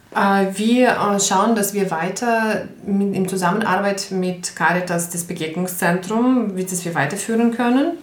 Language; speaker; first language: German; non-native, fluent; Ukrainian